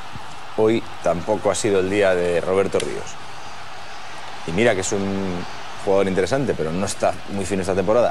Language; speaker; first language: Spanish; native; Spanish